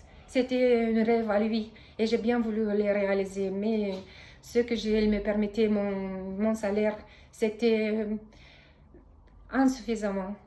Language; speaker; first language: French; non-native, fluent; Romanian